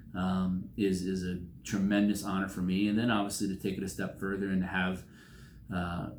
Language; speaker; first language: English; native; English